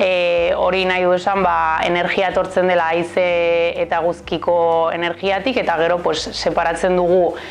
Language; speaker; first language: Basque; non-native, local second language; Spanish